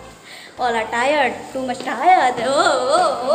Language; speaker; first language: English; non-native, learner; Hindi